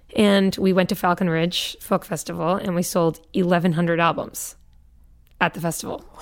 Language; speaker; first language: English; native; English